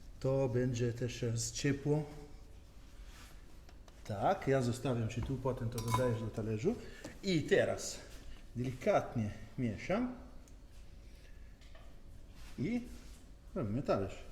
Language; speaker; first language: Polish; non-native, learner; Italian